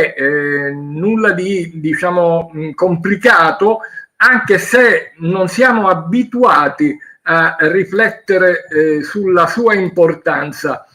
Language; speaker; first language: Italian; native; Italian